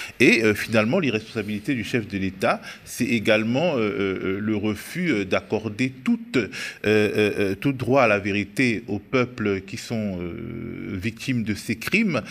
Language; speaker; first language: French; native; French